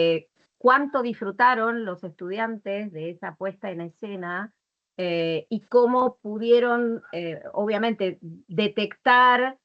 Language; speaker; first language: Spanish; native; Spanish